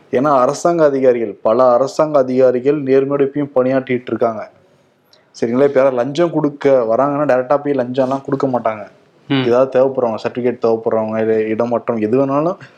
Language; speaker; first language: Tamil; native; Tamil